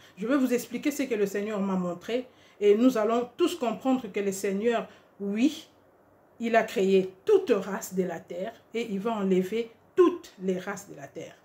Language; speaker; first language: French; non-native, local second language; Lingala